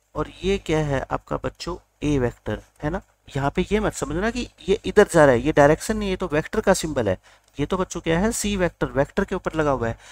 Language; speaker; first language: Hindi; native; Hindi